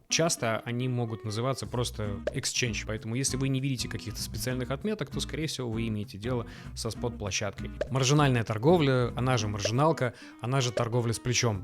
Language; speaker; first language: Russian; native; Russian